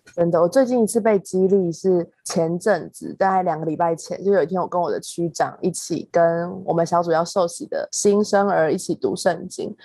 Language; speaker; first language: Chinese; native; Chinese